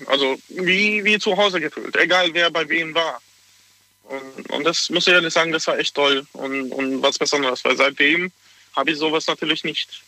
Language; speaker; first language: German; non-native, fluent; Hungarian